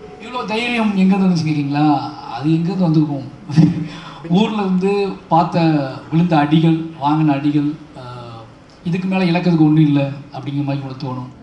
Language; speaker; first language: Tamil; native; Tamil